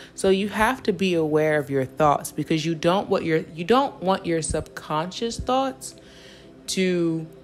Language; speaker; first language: English; native; English